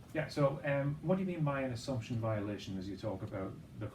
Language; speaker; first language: English; native; English